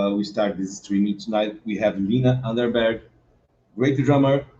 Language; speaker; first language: English; non-native, learner; Portuguese